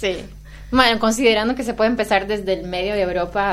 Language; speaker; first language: Spanish; non-native, fluent; Portuguese